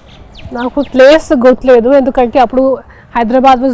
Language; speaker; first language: Telugu; non-native, fluent; Hindi